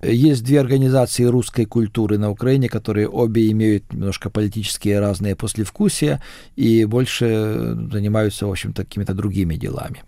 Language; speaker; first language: Russian; native; Russian